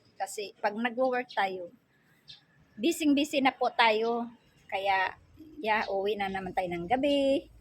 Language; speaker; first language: Filipino; non-native, local second language; Cebuano